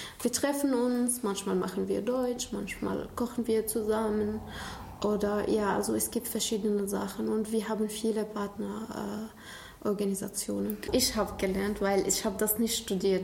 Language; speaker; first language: German; non-native, learner; Arabic